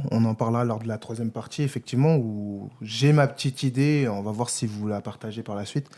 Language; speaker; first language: French; native; French